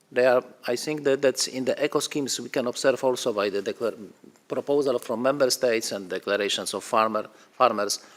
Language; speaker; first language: English; non-native, fluent; Polish